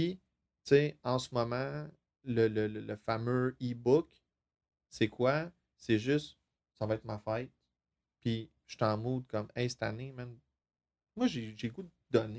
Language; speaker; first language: French; native; French